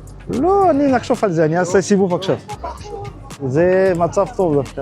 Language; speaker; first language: Hebrew; non-native, fluent; Russian